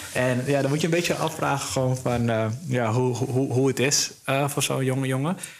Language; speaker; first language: Dutch; early bilingual, other home language; Somali